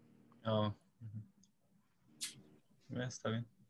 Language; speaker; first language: Spanish; early bilingual, heritage; Spanish